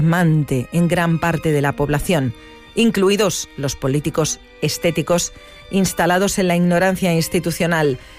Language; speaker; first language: Spanish; native; Spanish